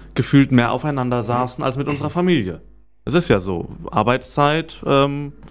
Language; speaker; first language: German; native; German